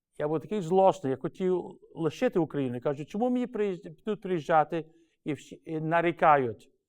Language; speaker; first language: Ukrainian; early bilingual, heritage; Ukrainian